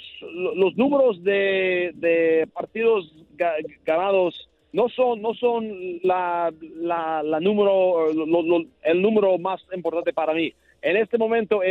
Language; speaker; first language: Spanish; non-native, learner; English